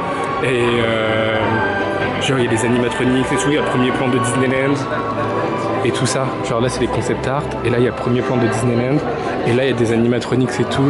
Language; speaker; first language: French; native; French